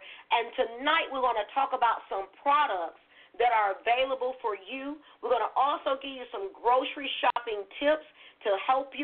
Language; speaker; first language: English; native; English